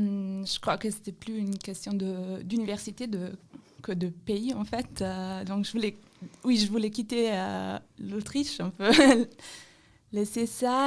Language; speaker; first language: French; non-native, fluent; German